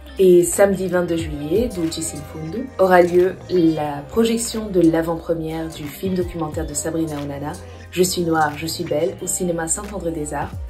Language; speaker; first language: French; non-native, fluent; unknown